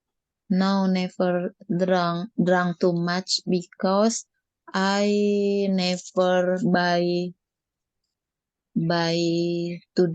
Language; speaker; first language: English; non-native, learner; Indonesian